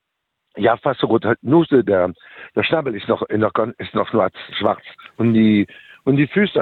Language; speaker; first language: German; non-native, learner; French